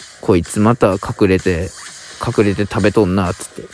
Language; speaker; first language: Japanese; native; Japanese